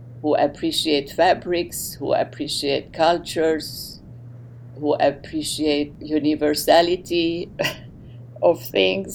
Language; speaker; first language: English; non-native, fluent; Arabic